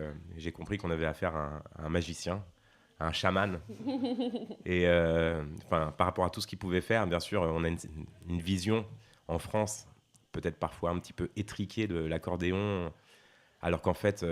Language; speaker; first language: French; native; French